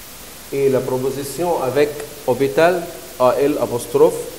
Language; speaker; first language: French; non-native, learner; Arabic